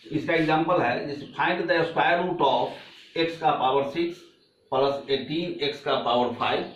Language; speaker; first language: Hindi; native; Hindi